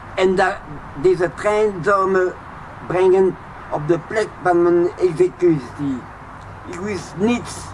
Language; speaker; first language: Dutch; non-native, local second language; French